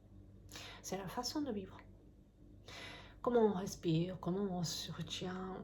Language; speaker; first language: French; non-native, fluent; Japanese